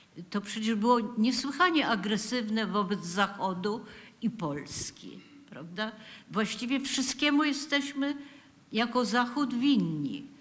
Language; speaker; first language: Polish; native; Polish